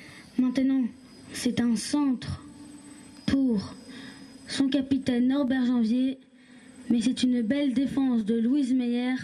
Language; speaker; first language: French; native; French